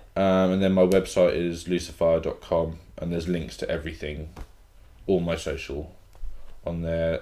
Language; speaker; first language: English; native; English